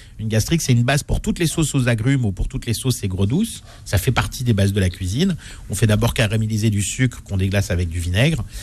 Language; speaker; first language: French; native; French